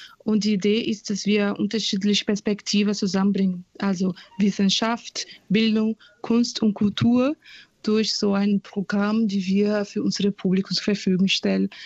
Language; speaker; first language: German; non-native, fluent; Portuguese